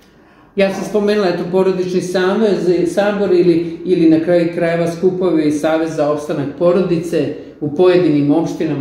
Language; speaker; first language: Serbian; native; Serbian